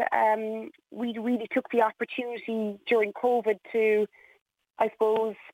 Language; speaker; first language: English; native; English